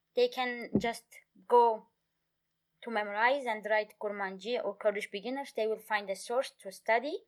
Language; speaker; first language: English; non-native, fluent; Kurdish